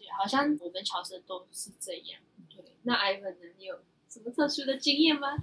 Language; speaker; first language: Chinese; early bilingual, heritage; Chinese